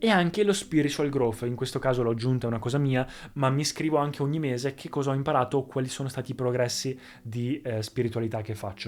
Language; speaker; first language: Italian; native; Italian